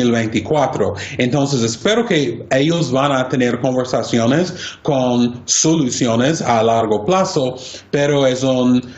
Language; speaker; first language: Spanish; non-native, fluent; English